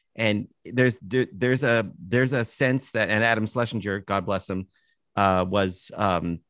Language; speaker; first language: English; native; English